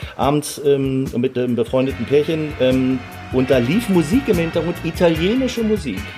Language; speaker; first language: German; native; German